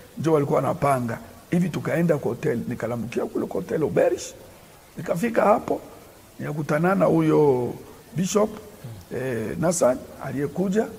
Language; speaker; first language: Swahili; native; Swahili